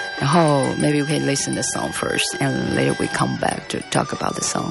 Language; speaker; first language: English; non-native, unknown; Chinese